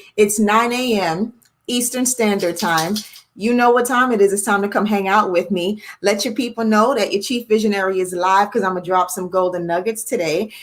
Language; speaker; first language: English; native; English